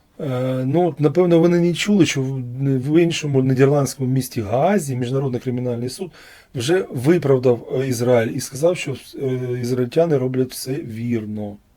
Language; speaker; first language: Ukrainian; non-native, local second language; Russian